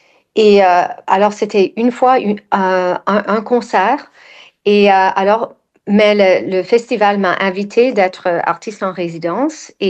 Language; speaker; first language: French; non-native, fluent; English